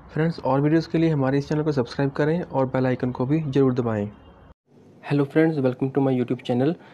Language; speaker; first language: Hindi; non-native, local second language; Punjabi